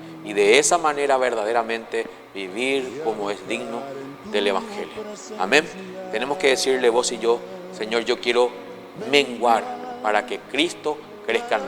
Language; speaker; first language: Spanish; native; Spanish